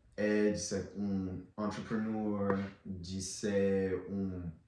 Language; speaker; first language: Portuguese; non-native, fluent; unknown